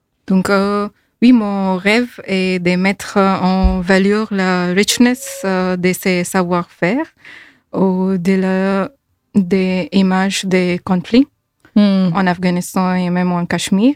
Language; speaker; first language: French; non-native, fluent; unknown